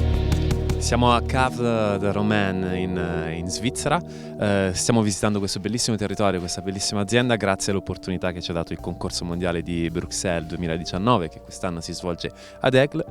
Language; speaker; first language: Italian; native; Italian